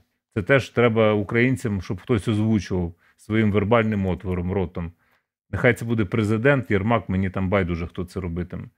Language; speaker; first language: Ukrainian; native; Ukrainian